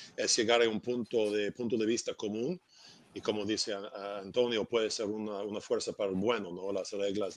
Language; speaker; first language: Spanish; non-native, fluent; English